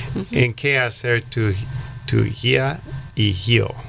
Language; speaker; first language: Spanish; non-native, learner; English